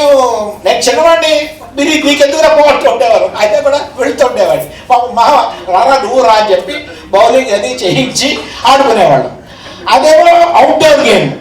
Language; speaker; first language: Telugu; native; Telugu